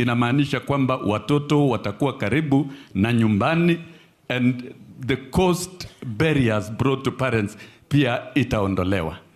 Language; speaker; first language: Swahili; non-native, local second language; Kalenjin